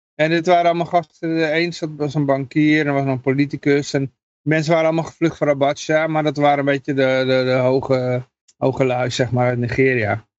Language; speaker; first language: Dutch; native; Dutch